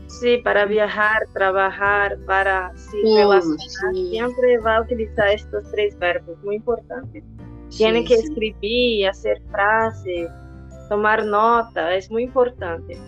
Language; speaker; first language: Spanish; non-native, fluent; Portuguese